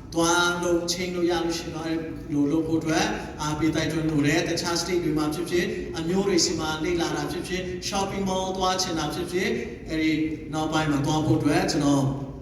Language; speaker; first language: Burmese; non-native, local second language; Hakha Chin